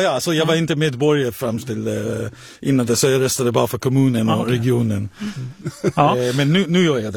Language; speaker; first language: Swedish; non-native, fluent; Hebrew